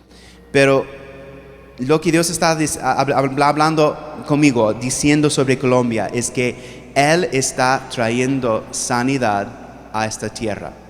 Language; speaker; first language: Spanish; non-native, fluent; English